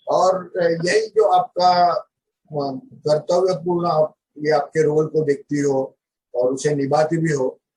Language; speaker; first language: Hindi; non-native, local second language; Marathi